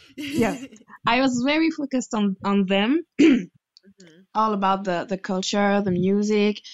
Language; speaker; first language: English; non-native, fluent; French